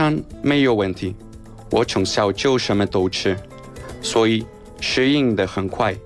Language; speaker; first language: Chinese; non-native, fluent; Spanish